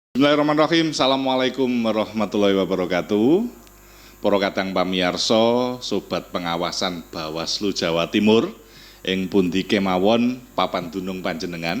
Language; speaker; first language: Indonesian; non-native, local second language; Javanese